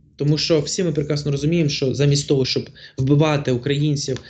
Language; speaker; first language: Ukrainian; non-native, local second language; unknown